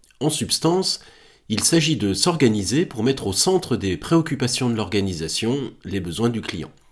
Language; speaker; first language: French; native; French